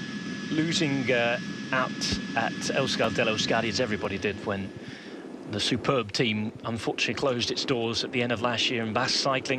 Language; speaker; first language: English; native; English